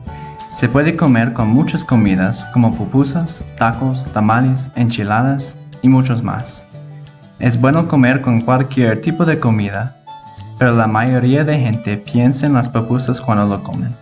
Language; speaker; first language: Spanish; non-native, learner; English